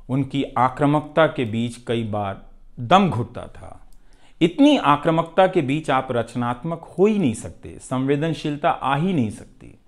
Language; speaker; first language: Hindi; non-native, local second language; Bhojpuri